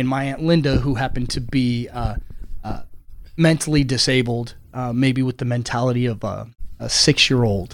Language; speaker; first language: English; native; English